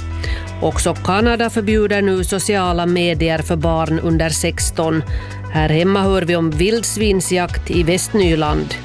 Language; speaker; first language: Swedish; native; Swedish